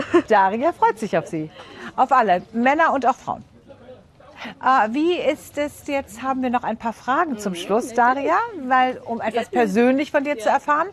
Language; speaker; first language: German; native; German